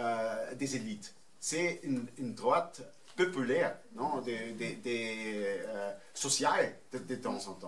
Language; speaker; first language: French; non-native, fluent; German